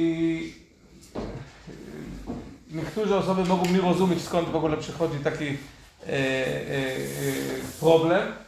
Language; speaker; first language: Polish; non-native, fluent; Hebrew